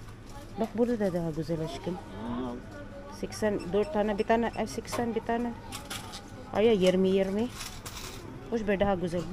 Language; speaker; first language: Turkish; non-native, learner; Filipino